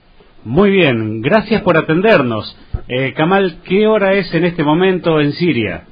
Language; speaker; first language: Spanish; native; Spanish